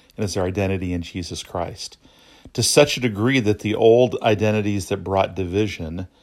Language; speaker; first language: English; native; English